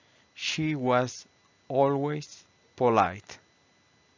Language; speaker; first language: English; non-native, fluent; Spanish